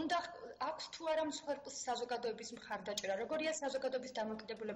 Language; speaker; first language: Georgian; native; Georgian